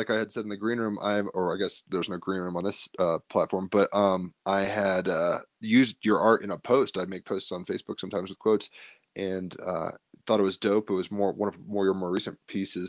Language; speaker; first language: English; native; English